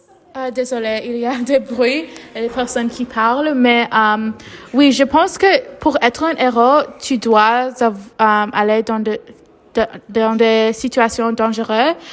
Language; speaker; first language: French; non-native, learner; English